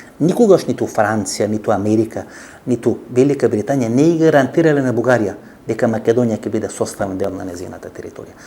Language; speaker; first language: Macedonian; native; Macedonian